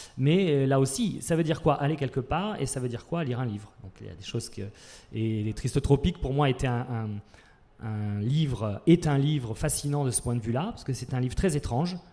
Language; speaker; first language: French; native; French